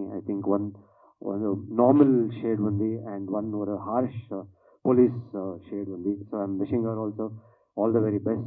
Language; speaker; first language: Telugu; non-native, learner; Kannada